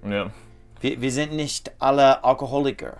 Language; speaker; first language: German; non-native, learner; English